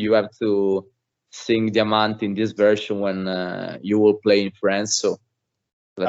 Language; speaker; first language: English; non-native, fluent; Italian